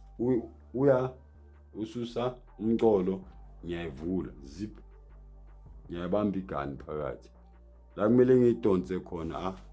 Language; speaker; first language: Zulu; native; Zulu